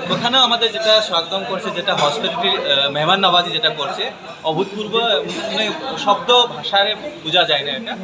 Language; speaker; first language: Bangla; non-native, local second language; Assamese